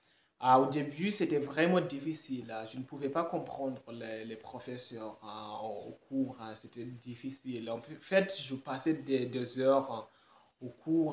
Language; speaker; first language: French; non-native, fluent; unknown